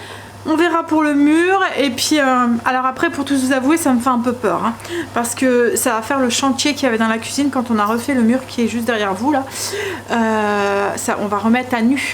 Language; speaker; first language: French; native; French